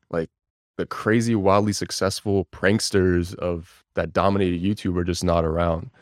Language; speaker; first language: English; early bilingual, other home language; Bulgarian